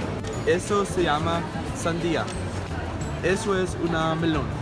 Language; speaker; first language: Spanish; non-native, learner; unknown